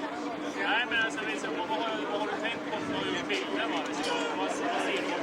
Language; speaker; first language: Swedish; native; Swedish